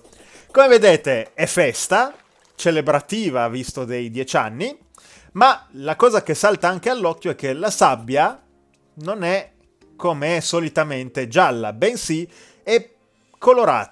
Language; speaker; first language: Italian; native; Italian